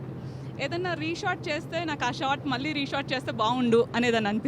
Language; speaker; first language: Telugu; native; Telugu